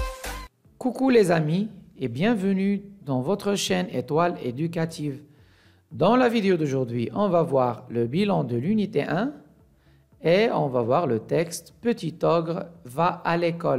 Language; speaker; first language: French; non-native, local second language; Arabic